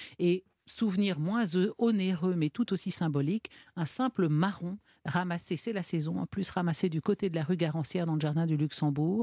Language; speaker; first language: French; native; French